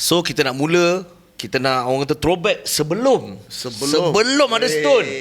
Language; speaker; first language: Malay; native; Malay